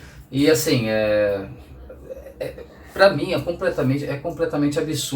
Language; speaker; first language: Portuguese; native; Portuguese